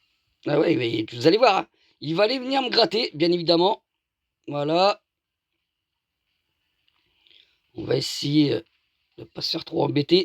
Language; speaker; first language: French; native; French